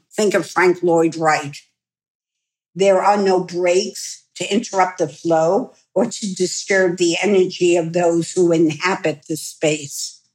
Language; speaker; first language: English; native; English